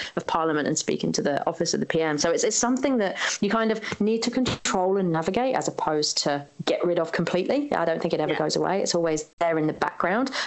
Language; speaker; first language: English; native; English